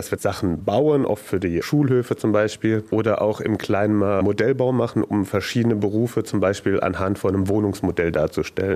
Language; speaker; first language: German; native; German